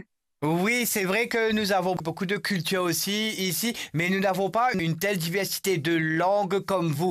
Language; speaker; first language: French; non-native, local second language; Morisyen